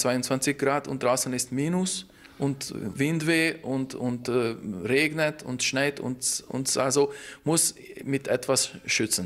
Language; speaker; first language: German; non-native, fluent; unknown